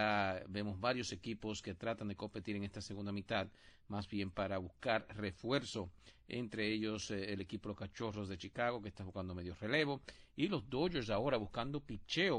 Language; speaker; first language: Spanish; native; Spanish